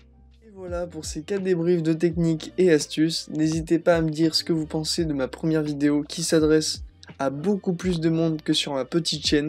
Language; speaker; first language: French; native; French